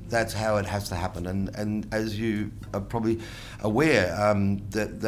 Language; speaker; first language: English; non-native, local second language; Italian